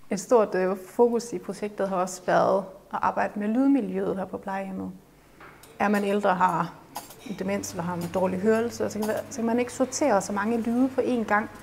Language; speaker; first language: Danish; native; Danish